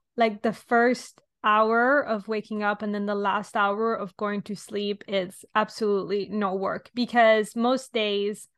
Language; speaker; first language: English; non-native, fluent; Italian